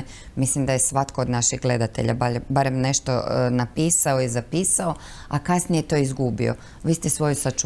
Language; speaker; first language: Croatian; native; Croatian